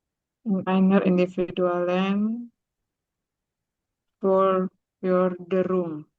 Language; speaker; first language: German; non-native, learner; Indonesian